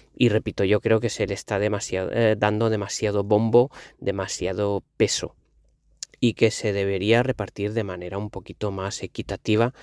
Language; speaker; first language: Spanish; non-native, local second language; Catalan